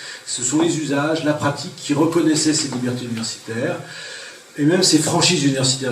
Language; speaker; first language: French; native; French